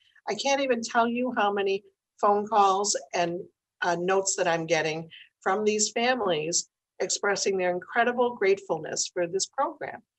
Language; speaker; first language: English; native; English